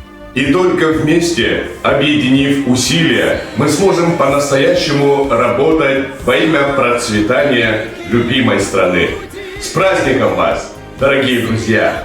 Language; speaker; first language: Russian; native; Russian